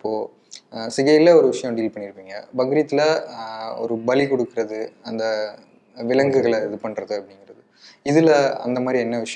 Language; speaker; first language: Tamil; native; Tamil